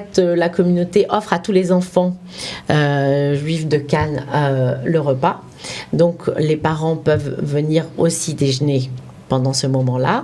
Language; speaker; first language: French; native; French